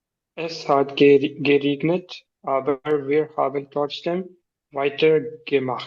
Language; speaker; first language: German; non-native, learner; Urdu